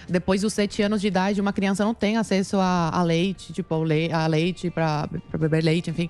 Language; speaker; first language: Portuguese; non-native, fluent; Spanish